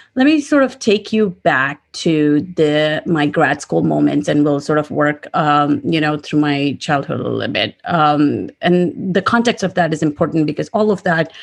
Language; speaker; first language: English; non-native, local second language; Gujarati